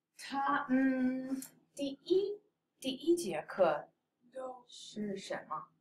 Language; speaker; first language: Chinese; non-native, fluent; English